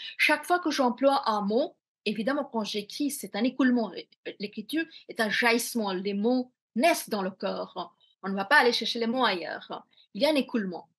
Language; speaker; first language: French; non-native, fluent; Bangla